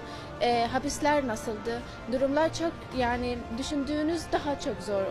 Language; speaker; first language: Turkish; non-native, fluent; Arabic